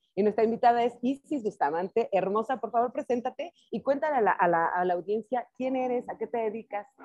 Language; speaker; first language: Spanish; native; Spanish